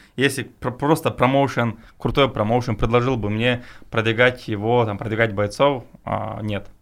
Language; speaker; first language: Russian; non-native, local second language; Chechen